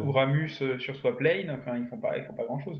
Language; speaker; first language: French; native; French